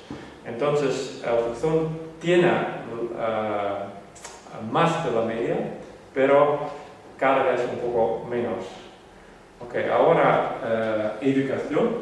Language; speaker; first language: Spanish; non-native, fluent; Western Frisian